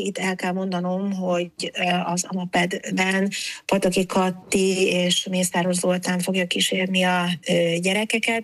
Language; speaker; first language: Hungarian; native; Hungarian